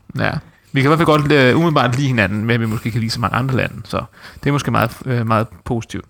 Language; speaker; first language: Danish; native; Danish